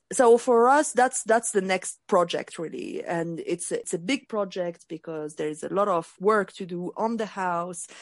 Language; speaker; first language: English; non-native, fluent; Arabic